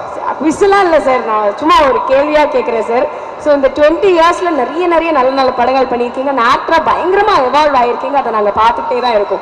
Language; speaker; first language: Tamil; native; Tamil